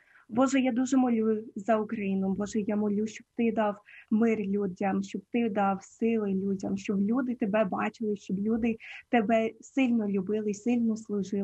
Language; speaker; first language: Ukrainian; non-native, local second language; English